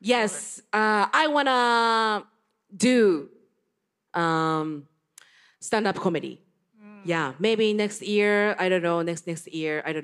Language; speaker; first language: English; non-native, learner; Japanese